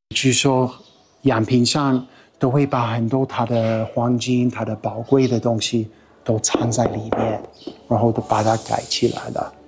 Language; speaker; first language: Chinese; non-native, fluent; English